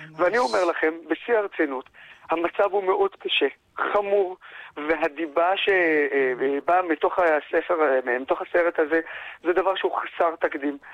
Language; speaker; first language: Hebrew; non-native, local second language; Arabic